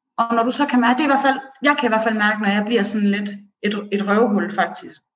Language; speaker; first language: Danish; early bilingual, other home language; Persian